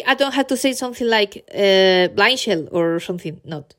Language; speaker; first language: English; non-native, learner; Spanish